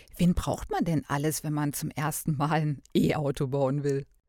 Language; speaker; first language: German; native; German